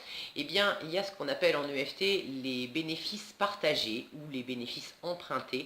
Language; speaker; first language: French; native; French